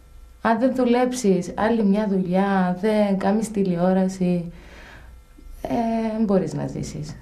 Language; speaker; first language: Greek; native; Greek